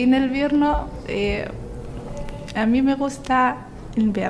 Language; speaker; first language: Spanish; non-native, learner; Somali